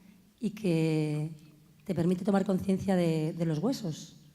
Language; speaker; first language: Spanish; native; Spanish